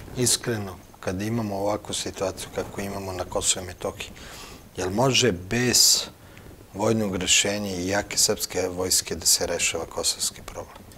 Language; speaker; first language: Croatian; native; Croatian